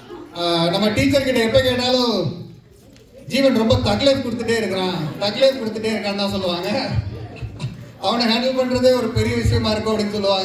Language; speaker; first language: Tamil; native; Tamil